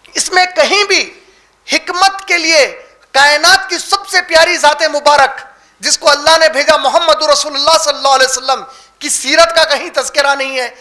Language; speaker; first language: Urdu; native; Urdu